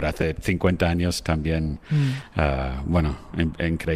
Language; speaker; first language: Spanish; non-native, fluent; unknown